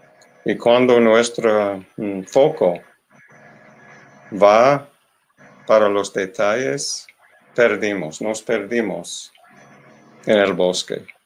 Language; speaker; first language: Spanish; non-native, learner; English